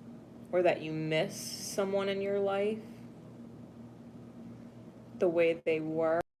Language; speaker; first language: English; native; English